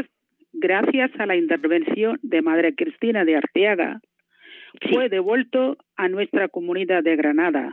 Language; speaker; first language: Spanish; non-native, fluent; Malayalam